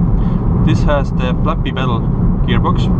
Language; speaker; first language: English; non-native, fluent; Estonian